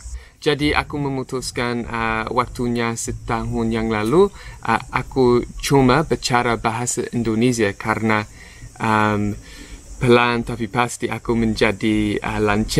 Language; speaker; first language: Indonesian; non-native, learner; English